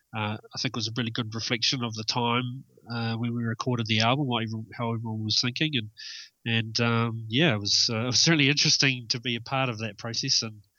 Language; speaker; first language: English; native; English